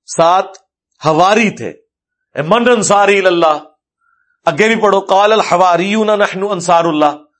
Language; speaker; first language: Urdu; non-native, local second language; Punjabi